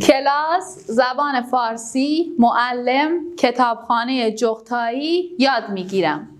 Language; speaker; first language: Persian; non-native, fluent; Urdu